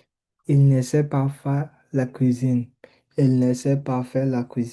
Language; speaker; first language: French; non-native, learner; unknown